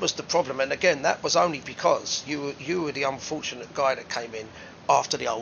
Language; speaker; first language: English; native; English